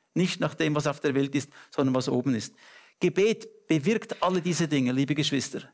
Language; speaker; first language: German; non-native, fluent; English